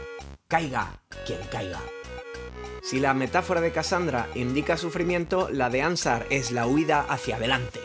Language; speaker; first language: Spanish; native; Spanish